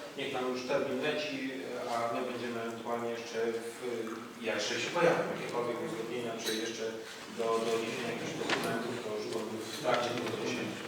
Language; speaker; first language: Polish; native; Polish